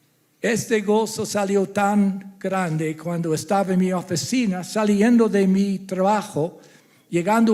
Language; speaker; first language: Spanish; non-native, fluent; English